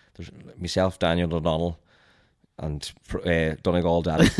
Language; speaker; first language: English; native; English